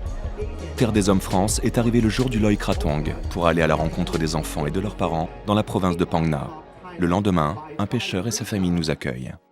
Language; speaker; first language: French; native; French